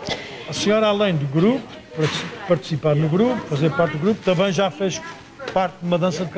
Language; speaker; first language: Portuguese; native; Portuguese